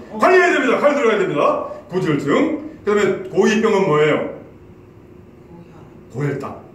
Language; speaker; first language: Korean; native; Korean